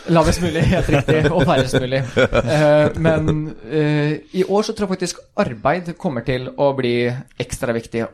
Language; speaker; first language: Norwegian; early bilingual, other home language; Swedish